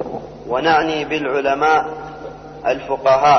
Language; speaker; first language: Arabic; native; Arabic